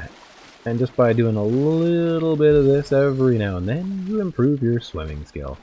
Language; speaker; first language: English; native; English